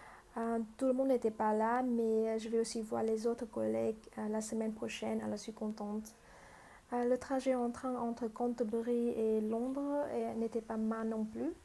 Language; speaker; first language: French; non-native, fluent; Vietnamese